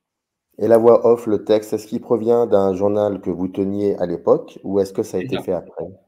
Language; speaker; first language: French; native; French